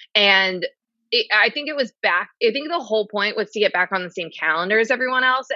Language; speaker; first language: English; native; English